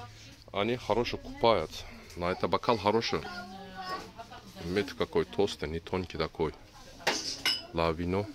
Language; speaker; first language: Russian; non-native, learner; Turkish